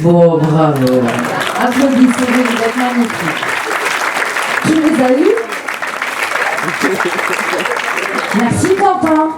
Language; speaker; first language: French; native; French